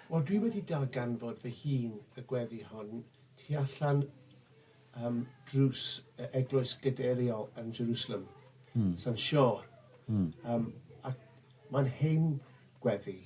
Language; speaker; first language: Welsh; non-native, local second language; English